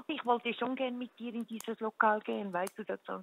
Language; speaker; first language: German; native; German